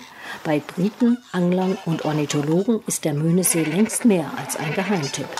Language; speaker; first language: German; native; German